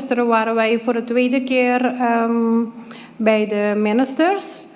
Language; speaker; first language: Dutch; non-native, local second language; Papiamento